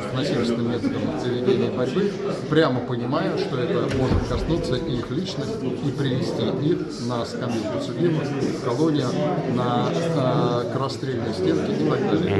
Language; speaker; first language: Russian; native; Russian